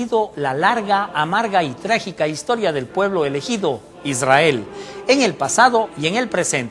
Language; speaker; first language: Spanish; native; Spanish